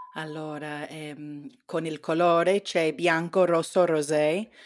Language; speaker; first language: Italian; non-native, learner; English